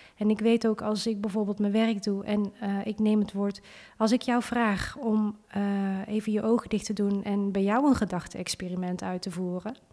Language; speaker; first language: Dutch; early bilingual, other home language; Vietnamese